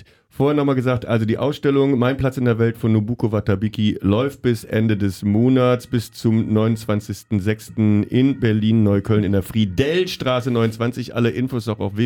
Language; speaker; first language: German; native; German